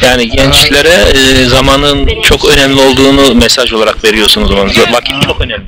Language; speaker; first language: Turkish; native; Turkish